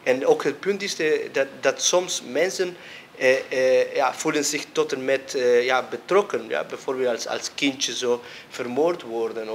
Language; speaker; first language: Dutch; non-native, fluent; Spanish